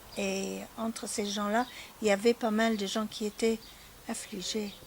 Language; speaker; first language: French; non-native, fluent; English